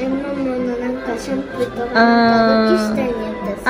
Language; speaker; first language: Japanese; early bilingual, heritage; Japanese